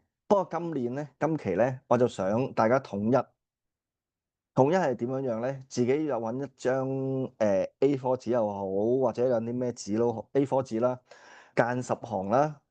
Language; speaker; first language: Cantonese; native; Cantonese